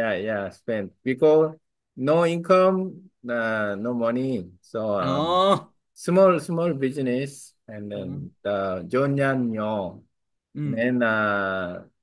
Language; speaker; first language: English; non-native, learner; Vietnamese